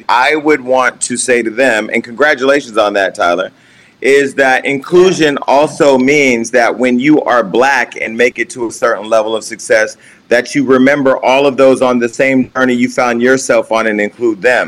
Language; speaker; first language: English; native; English